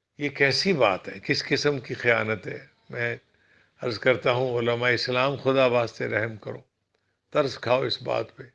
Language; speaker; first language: Urdu; non-native, local second language; Punjabi